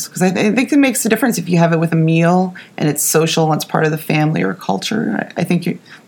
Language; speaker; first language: English; native; English